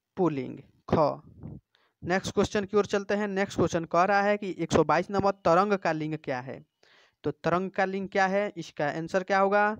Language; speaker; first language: Hindi; native; Hindi